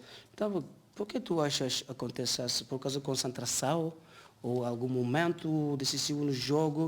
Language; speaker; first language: Portuguese; non-native, learner; Turkish